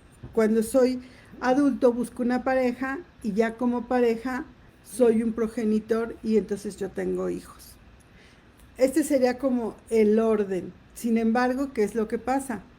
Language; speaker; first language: Spanish; native; Spanish